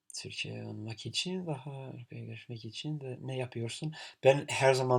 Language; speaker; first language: Turkish; non-native, learner; English